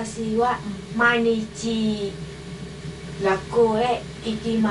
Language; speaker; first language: Japanese; non-native, learner; Vietnamese